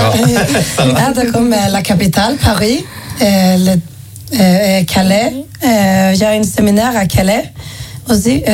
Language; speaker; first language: French; non-native, fluent; Swedish